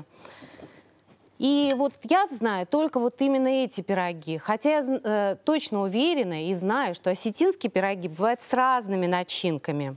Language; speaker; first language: Russian; native; Russian